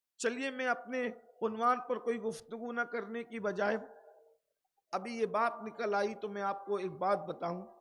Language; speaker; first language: Urdu; native; Urdu